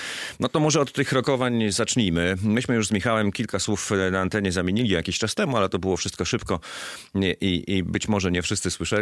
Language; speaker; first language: Polish; native; Polish